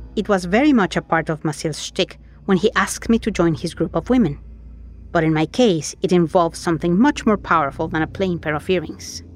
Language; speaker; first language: English; non-native, fluent; Spanish